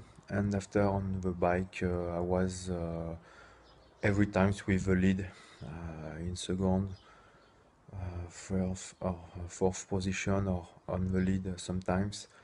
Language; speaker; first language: English; non-native, fluent; French